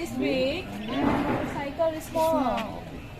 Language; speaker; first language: English; non-native, learner; Indonesian